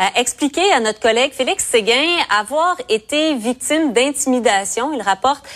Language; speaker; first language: French; native; French